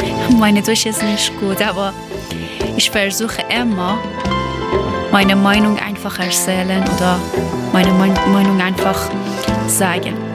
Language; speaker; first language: German; non-native, learner; Persian